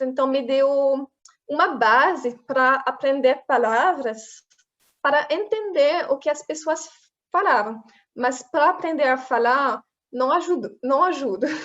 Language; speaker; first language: Portuguese; non-native, fluent; French